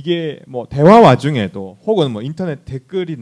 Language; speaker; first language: Korean; native; Korean